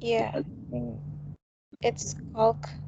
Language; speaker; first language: English; non-native, fluent; Indonesian